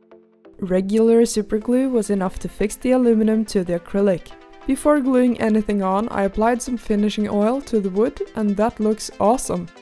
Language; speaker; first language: English; non-native, fluent; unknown